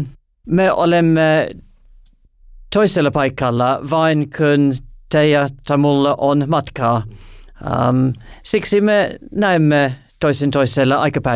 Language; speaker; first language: Finnish; non-native, learner; English